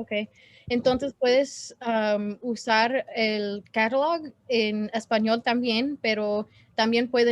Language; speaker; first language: Spanish; non-native, learner; English